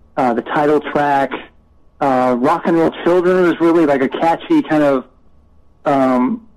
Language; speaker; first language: English; native; English